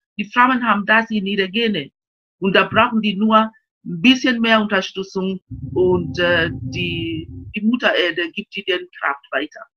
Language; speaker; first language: German; non-native, fluent; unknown